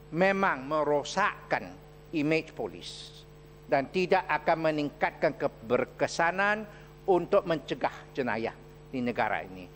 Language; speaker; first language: Malay; non-native, local second language; Chinese